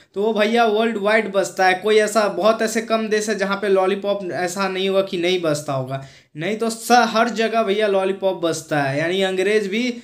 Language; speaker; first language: Hindi; native; Hindi